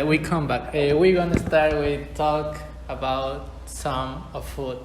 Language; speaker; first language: English; non-native, learner; Spanish